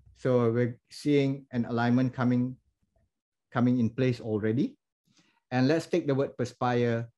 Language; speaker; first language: English; non-native, local second language; Malay